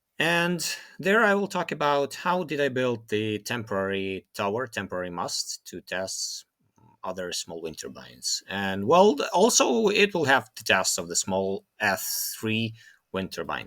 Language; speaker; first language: English; non-native, fluent; Ukrainian